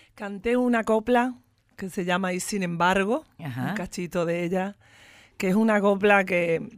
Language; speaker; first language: Spanish; native; Spanish